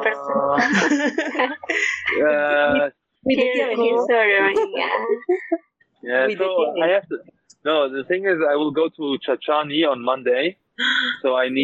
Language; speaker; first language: English; non-native, learner; German